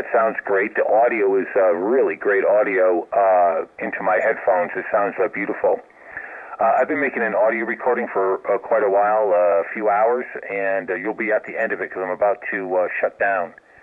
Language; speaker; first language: English; native; English